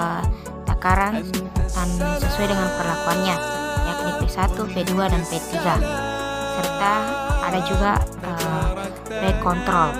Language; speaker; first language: Indonesian; native; Indonesian